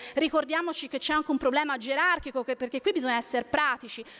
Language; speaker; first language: Italian; native; Italian